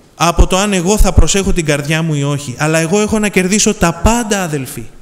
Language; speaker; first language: Greek; native; Greek